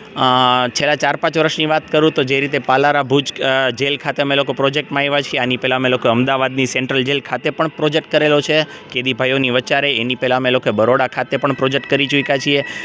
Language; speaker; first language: Gujarati; native; Gujarati